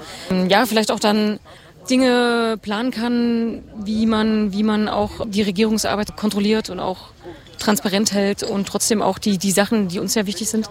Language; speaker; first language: German; native; German